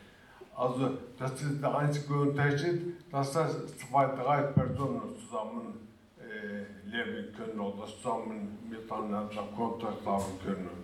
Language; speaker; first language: German; early bilingual, other home language; Turkish